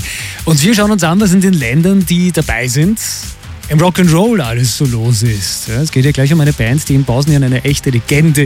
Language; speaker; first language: German; native; German